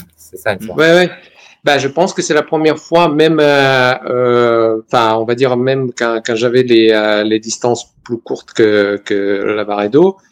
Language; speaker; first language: French; non-native, fluent; Serbian